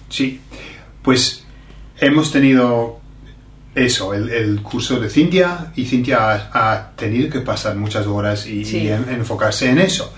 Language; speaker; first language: Spanish; non-native, fluent; English